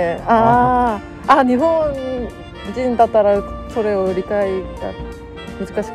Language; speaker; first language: Japanese; non-native, fluent; Korean